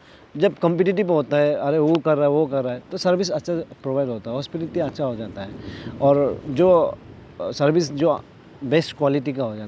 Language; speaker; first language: Hindi; non-native, local second language; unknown